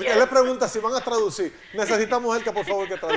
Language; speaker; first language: Spanish; native; Spanish